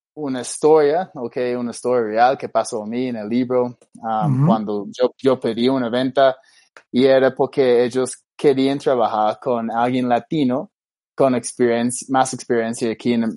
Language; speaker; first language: Spanish; non-native, fluent; English